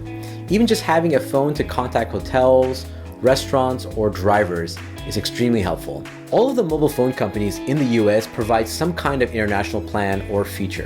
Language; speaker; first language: English; native; English